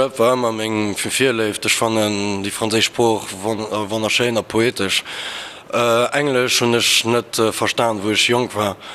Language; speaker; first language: Luxembourgish; early bilingual, other home language; Portuguese